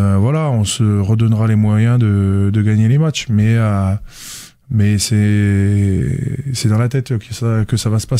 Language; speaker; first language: French; native; French